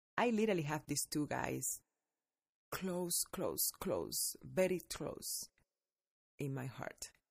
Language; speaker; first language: English; non-native, fluent; Spanish